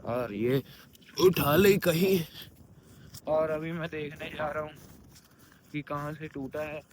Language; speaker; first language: Hindi; non-native, local second language; Punjabi